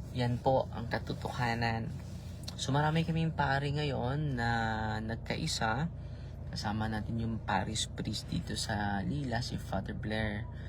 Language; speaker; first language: Filipino; non-native, local second language; Cebuano